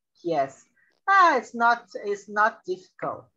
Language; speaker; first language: English; non-native, learner; Portuguese